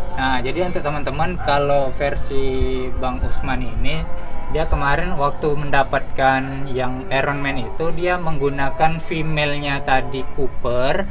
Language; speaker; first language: Indonesian; native; Indonesian